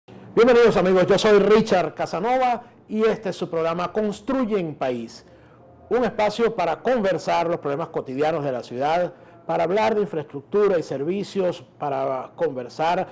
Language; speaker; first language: Spanish; native; Spanish